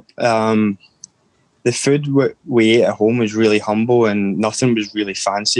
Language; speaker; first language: English; native; English